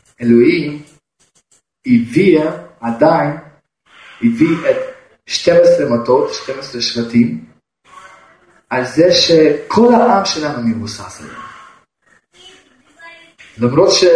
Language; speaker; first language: Hebrew; non-native, fluent; Russian